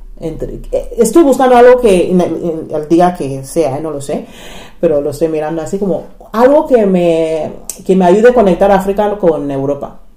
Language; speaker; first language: Spanish; non-native, fluent; English